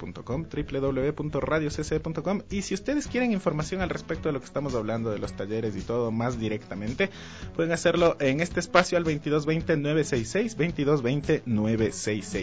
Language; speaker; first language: Spanish; native; Spanish